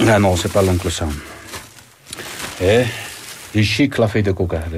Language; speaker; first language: French; non-native, fluent; Quechua